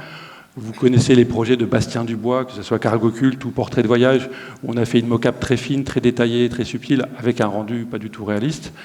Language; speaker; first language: French; native; French